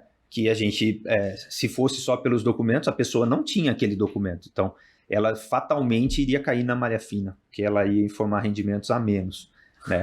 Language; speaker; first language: Portuguese; native; Portuguese